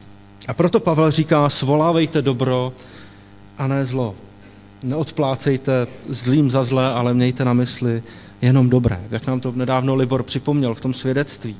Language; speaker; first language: Czech; native; Czech